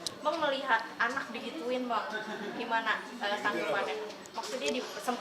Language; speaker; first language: Indonesian; native; Indonesian